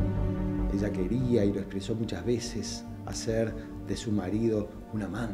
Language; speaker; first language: Spanish; native; Spanish